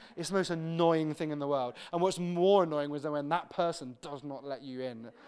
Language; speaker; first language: English; native; English